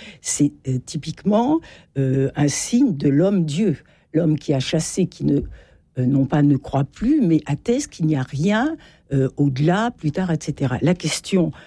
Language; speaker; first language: French; native; French